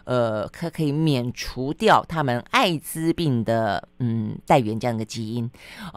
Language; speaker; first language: Chinese; native; Chinese